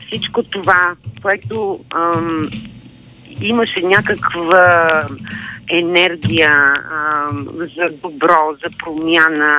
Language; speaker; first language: Bulgarian; native; Bulgarian